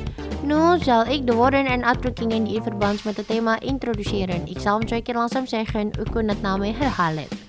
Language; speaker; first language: Dutch; non-native, fluent; Indonesian